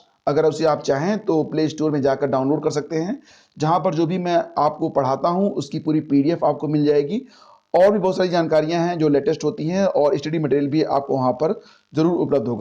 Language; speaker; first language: Hindi; native; Hindi